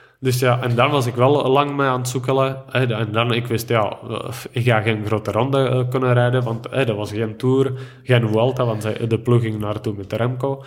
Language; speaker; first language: Dutch; non-native, fluent; Czech